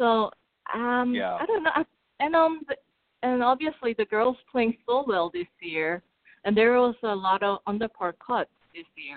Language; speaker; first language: English; non-native, fluent; Korean